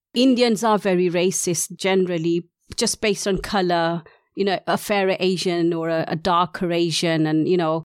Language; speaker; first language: English; non-native, local second language; Urdu